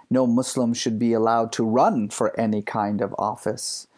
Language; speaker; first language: English; early bilingual, other home language; Persian